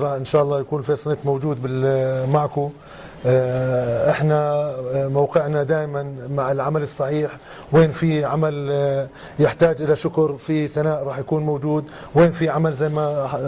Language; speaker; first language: Arabic; native; Arabic